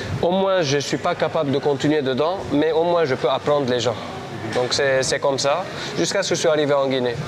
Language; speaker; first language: French; non-native, local second language; Armenian